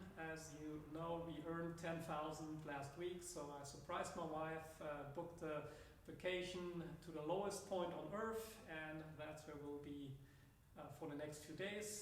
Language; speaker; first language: English; non-native, fluent; German